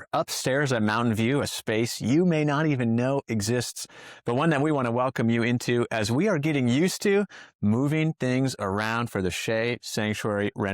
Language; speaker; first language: English; native; English